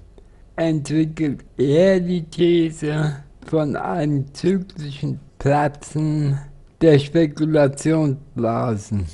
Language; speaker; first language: German; native; German